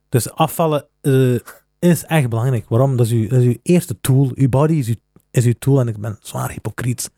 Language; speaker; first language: Dutch; native; Dutch